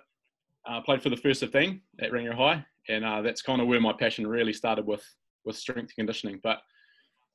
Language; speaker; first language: English; native; English